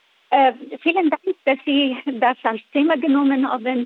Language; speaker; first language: German; non-native, fluent; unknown